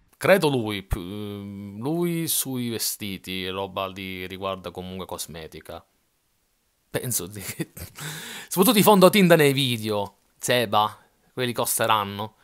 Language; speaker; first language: Italian; native; Italian